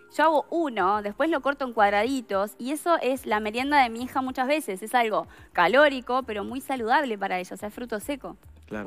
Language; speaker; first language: Spanish; native; Spanish